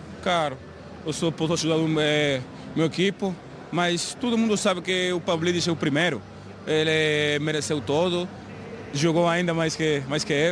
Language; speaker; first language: Portuguese; non-native, learner; Spanish